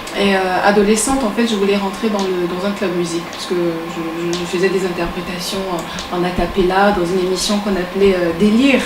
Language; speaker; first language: French; native; French